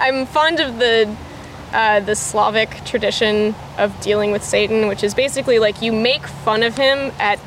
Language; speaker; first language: English; native; English